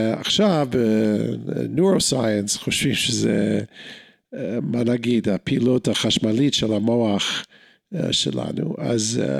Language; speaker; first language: Hebrew; non-native, fluent; English